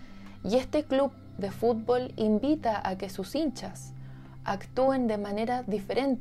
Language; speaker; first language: Spanish; native; Spanish